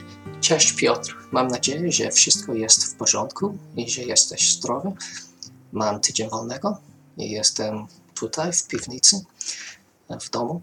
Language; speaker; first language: Polish; non-native, fluent; English